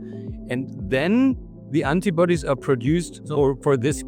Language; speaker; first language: English; non-native, fluent; German